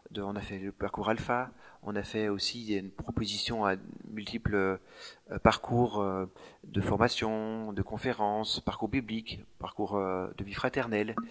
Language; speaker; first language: French; native; French